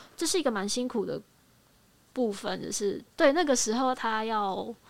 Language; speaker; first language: Chinese; native; Chinese